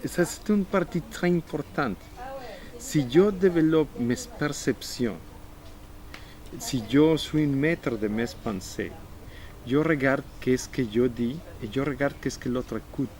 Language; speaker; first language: French; non-native, fluent; Spanish